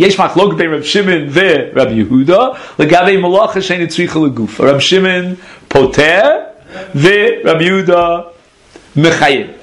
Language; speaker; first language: Hebrew; non-native, fluent; English